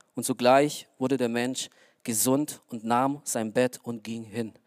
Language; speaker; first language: German; early bilingual, other home language; Romanian